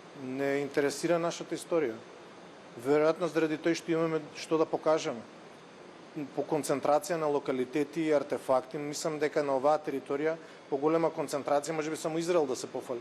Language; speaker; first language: Macedonian; native; Macedonian